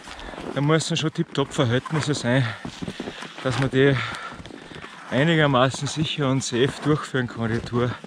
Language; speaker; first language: German; native; German